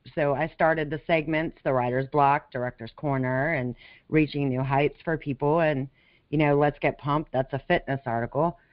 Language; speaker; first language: English; native; English